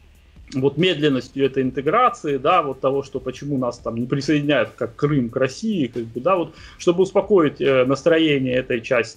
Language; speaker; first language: Russian; native; Russian